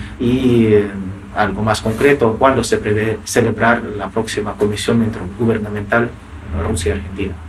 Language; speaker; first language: Spanish; non-native, fluent; Russian